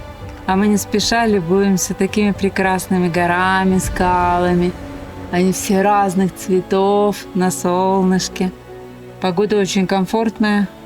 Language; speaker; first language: Russian; native; Russian